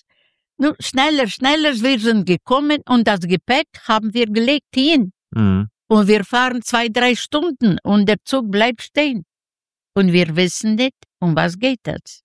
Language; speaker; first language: German; non-native, learner; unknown